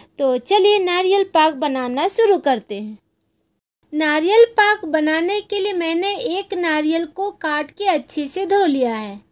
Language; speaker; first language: Hindi; native; Hindi